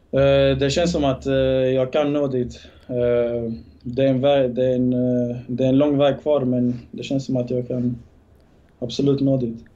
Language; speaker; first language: Swedish; early bilingual, other home language; Bosnian